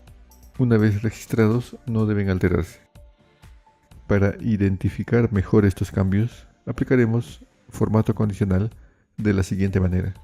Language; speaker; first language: Spanish; native; Spanish